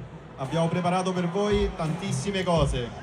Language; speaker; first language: Italian; native; Italian